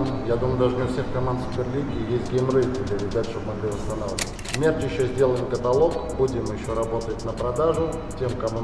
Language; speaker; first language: Russian; native; Russian